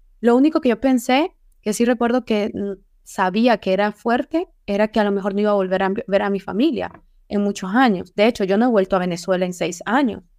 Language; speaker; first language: Spanish; native; Spanish